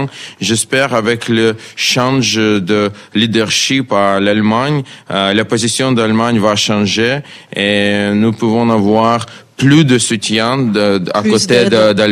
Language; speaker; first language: French; non-native, learner; Ukrainian